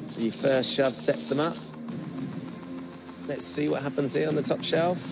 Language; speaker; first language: English; native; English